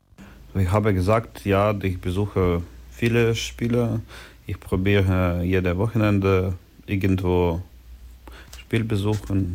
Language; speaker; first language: German; non-native, learner; Ukrainian